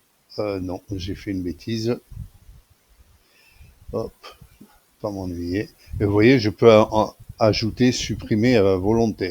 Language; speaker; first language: French; native; French